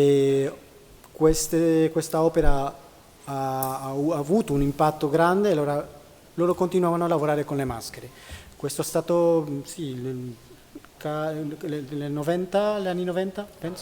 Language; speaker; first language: Italian; non-native, learner; Spanish